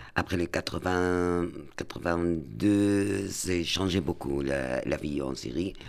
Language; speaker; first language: French; non-native, learner; Arabic